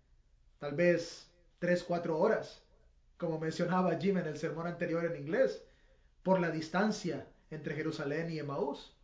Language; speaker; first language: Spanish; native; Spanish